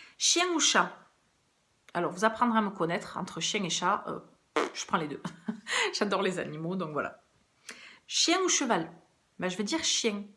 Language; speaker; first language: French; early bilingual, other home language; Portuguese